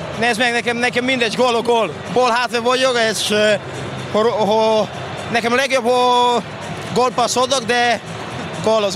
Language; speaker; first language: Hungarian; non-native, learner; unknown